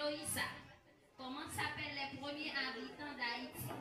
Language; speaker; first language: French; non-native, local second language; Haitian Creole